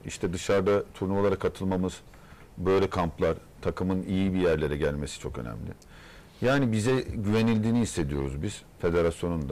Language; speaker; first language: Turkish; native; Turkish